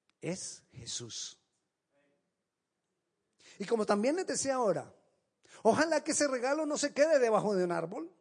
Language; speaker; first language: Spanish; native; Spanish